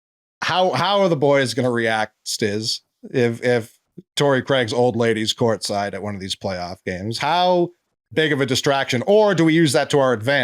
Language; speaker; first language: English; native; English